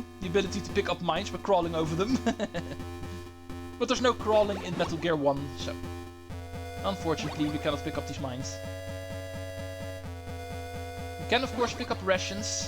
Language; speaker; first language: English; non-native, fluent; Dutch